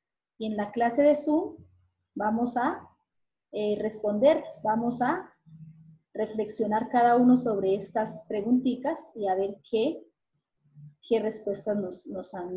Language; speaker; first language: Spanish; native; Spanish